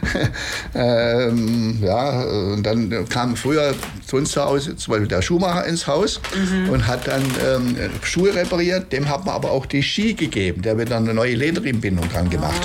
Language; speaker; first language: German; native; German